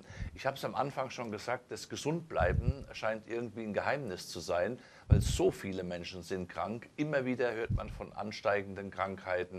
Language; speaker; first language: German; native; German